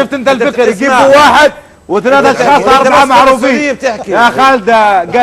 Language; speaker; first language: Arabic; native; Arabic